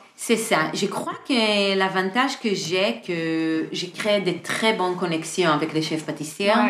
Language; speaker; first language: French; non-native, learner; Hebrew